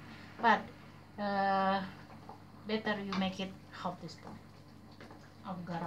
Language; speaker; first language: English; non-native, learner; Indonesian